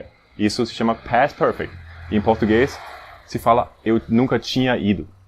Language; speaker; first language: Portuguese; non-native, fluent; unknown